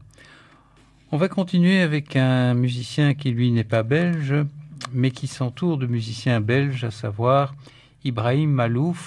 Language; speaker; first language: French; native; French